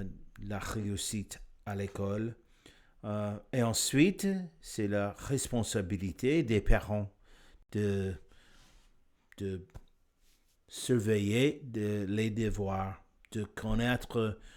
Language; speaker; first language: French; non-native, learner; English